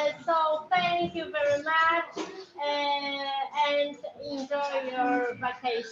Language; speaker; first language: English; non-native, fluent; Polish